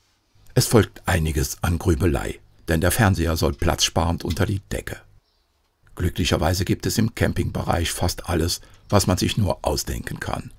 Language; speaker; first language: German; native; German